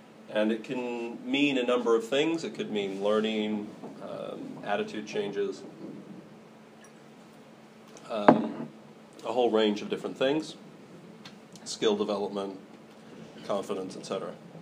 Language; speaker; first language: English; native; English